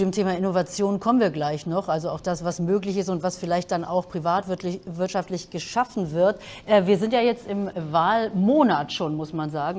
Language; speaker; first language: German; native; German